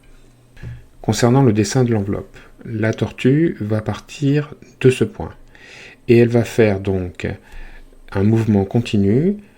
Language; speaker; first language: French; native; French